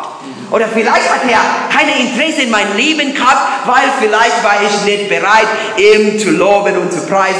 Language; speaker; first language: German; non-native, learner; English